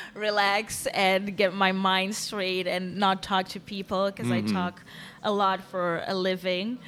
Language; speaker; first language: English; non-native, fluent; Dutch